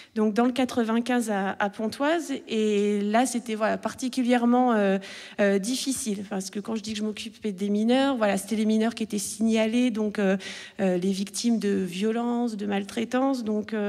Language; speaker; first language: French; native; French